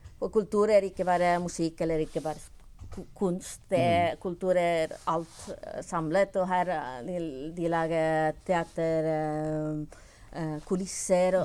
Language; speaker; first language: Norwegian; non-native, learner; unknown